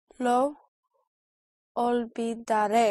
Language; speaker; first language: Spanish; non-native, learner; English